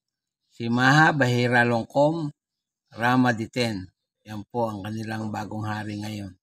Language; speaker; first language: Filipino; native; Filipino